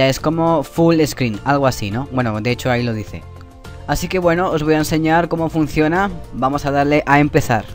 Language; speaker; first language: Spanish; native; Spanish